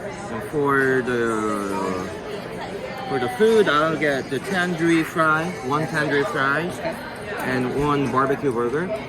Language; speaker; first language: English; non-native, fluent; Korean